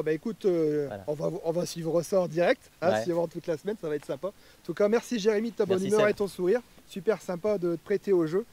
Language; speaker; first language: French; native; French